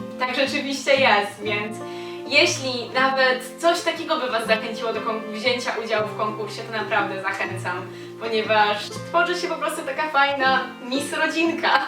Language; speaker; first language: Polish; native; Polish